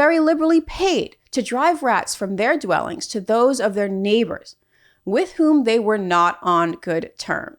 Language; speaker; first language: English; native; English